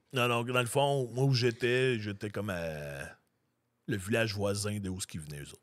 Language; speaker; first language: French; native; French